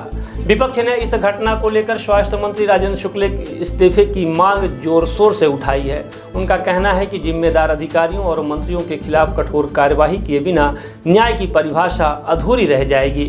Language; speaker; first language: Hindi; native; Hindi